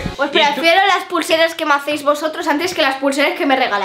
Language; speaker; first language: Spanish; native; Spanish